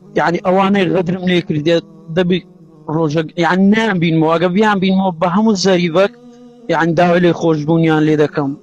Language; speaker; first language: Central Kurdish; native; Central Kurdish